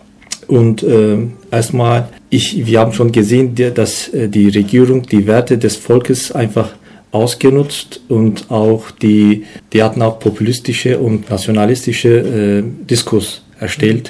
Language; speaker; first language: German; non-native, learner; Turkish